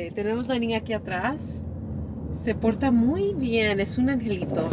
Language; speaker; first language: Spanish; early bilingual, heritage; Spanish